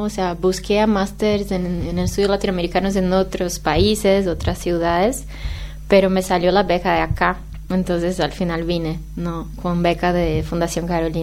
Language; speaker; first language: Spanish; non-native, fluent; Portuguese